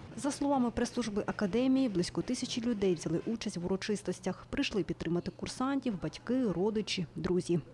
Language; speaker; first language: Ukrainian; native; Ukrainian